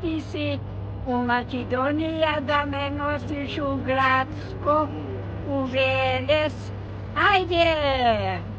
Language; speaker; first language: Macedonian; non-native, local second language; Turkish